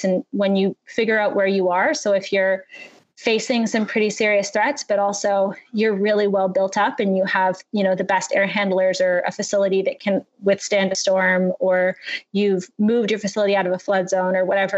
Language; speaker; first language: English; native; English